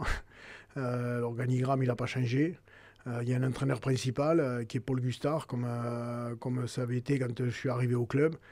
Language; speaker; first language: French; native; French